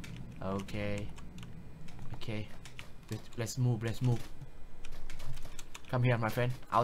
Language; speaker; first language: English; non-native, learner; Thai